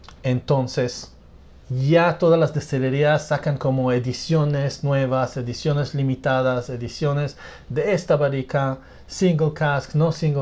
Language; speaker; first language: Spanish; non-native, fluent; English